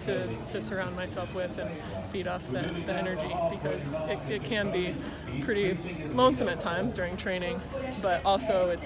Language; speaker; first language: English; native; English